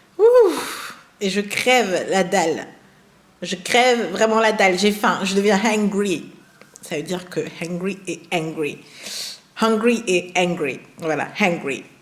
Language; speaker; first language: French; early bilingual, other home language; German